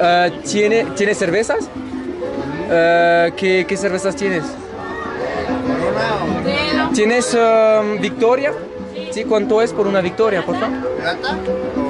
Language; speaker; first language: Spanish; non-native, learner; French